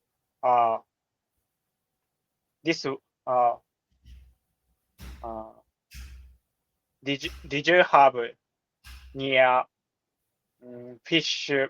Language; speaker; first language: English; non-native, learner; Japanese